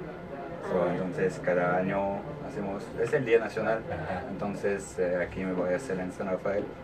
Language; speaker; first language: Spanish; non-native, learner; French